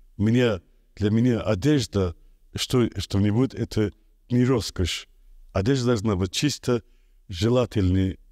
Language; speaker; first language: Russian; non-native, local second language; Azerbaijani